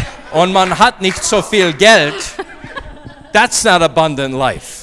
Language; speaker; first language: German; non-native, learner; English